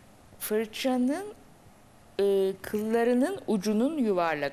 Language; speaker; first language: Turkish; native; Turkish